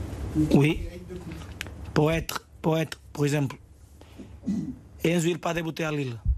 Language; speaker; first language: French; non-native, fluent; Portuguese